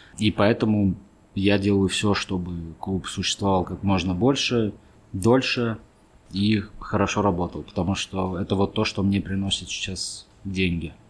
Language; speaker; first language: Russian; early bilingual, other home language; Armenian